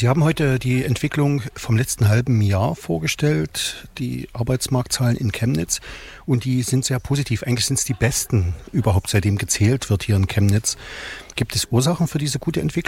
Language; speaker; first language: German; native; German